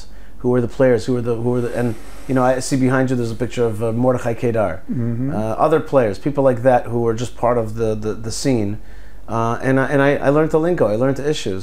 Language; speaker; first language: English; early bilingual, other home language; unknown